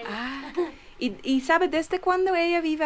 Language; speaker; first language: Spanish; non-native, learner; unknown